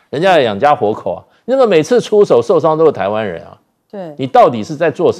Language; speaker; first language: Chinese; native; Chinese